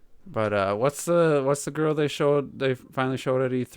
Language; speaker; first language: English; native; English